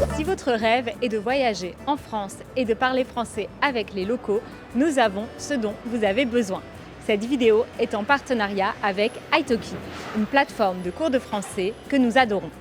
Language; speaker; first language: French; native; French